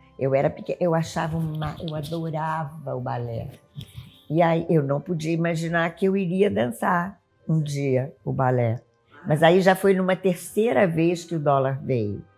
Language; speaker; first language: Portuguese; native; Portuguese